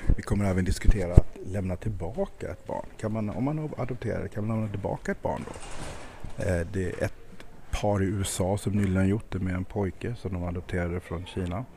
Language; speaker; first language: Swedish; native; Swedish